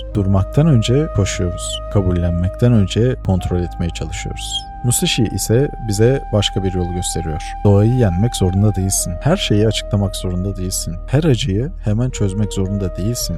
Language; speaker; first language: Turkish; native; Turkish